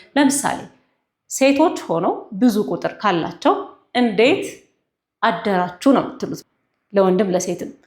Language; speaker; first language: Amharic; non-native, local second language; Tigrinya